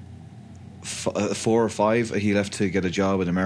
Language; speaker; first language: English; native; English